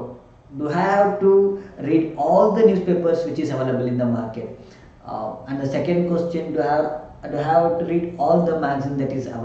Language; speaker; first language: English; non-native, local second language; Kannada